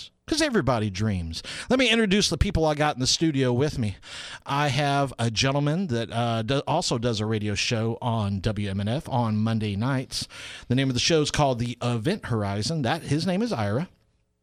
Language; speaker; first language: English; native; English